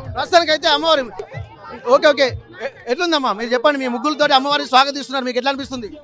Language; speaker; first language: Telugu; native; Telugu